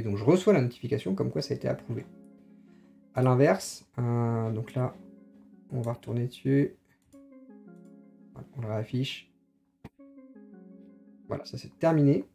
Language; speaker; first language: French; native; French